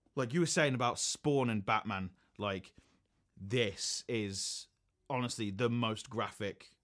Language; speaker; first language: English; native; English